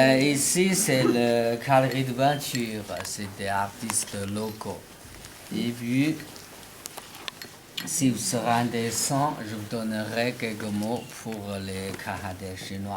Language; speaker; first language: French; non-native, learner; Chinese